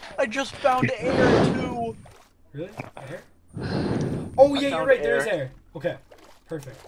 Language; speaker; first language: English; native; English